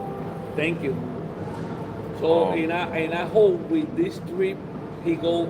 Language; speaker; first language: English; non-native, learner; Spanish